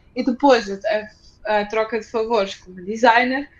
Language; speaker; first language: Portuguese; early bilingual, other home language; Ukrainian